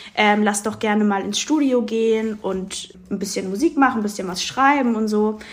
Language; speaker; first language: German; native; German